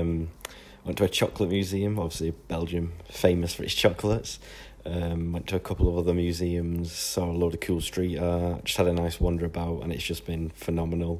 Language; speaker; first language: English; native; English